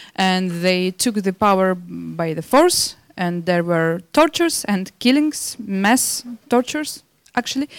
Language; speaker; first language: English; non-native, fluent; Belarusian